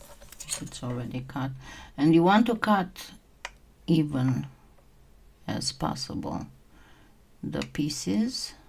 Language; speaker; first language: English; non-native, fluent; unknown